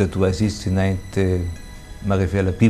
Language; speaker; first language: Romanian; non-native, fluent; German